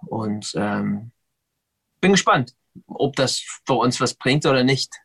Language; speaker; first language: German; non-native, fluent; English